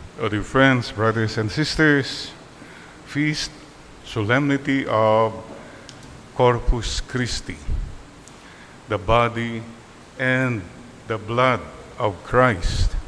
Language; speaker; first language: English; non-native, local second language; Filipino